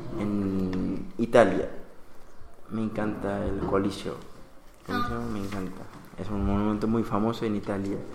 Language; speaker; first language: Spanish; non-native, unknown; Bangla